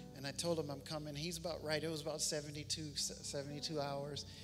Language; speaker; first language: English; native; English